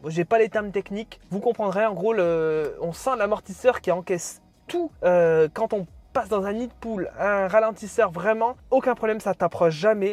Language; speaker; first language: French; native; French